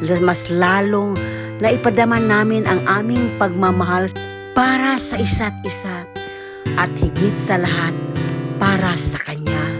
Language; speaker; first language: Filipino; native; Filipino